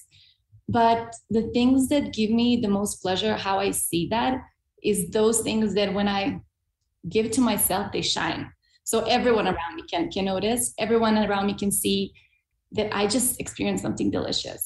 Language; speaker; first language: English; non-native, fluent; Serbian